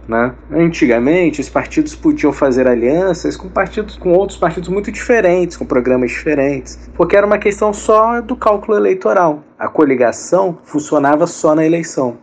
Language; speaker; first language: Portuguese; native; Portuguese